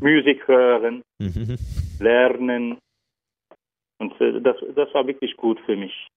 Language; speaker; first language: German; non-native, learner; Turkish